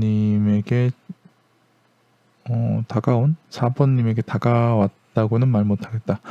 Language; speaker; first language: Korean; native; Korean